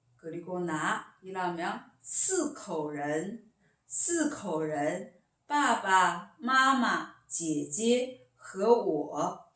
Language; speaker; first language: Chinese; non-native, fluent; Korean